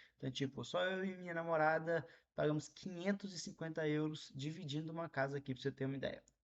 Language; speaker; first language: Portuguese; native; Portuguese